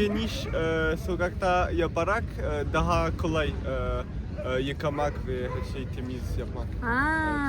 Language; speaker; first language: Turkish; non-native, learner; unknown